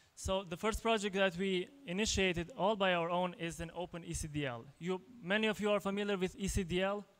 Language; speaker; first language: English; non-native, fluent; Albanian